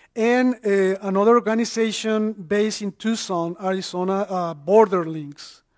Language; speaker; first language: English; non-native, fluent; Spanish